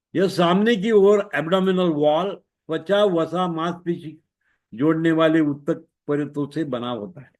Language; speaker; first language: Hindi; non-native, local second language; Marathi